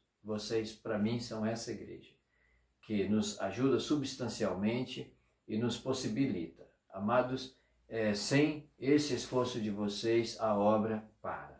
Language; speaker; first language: Portuguese; native; Portuguese